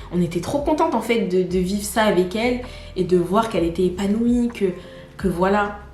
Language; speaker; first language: French; native; French